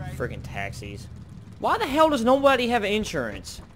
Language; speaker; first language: English; native; English